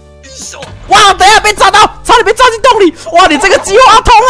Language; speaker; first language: Chinese; native; Chinese